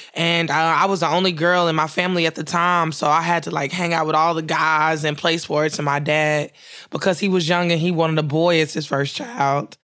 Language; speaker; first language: English; native; English